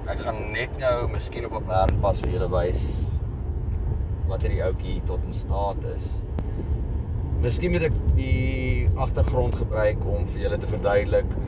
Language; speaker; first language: Afrikaans; native; Afrikaans